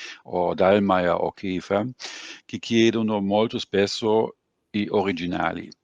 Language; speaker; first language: Italian; non-native, fluent; German